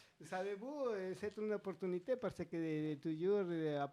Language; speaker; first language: French; non-native, learner; Spanish